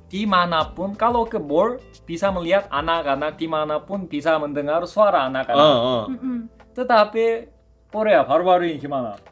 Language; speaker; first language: Indonesian; non-native, fluent; Korean